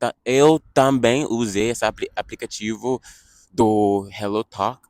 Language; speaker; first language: Portuguese; non-native, fluent; English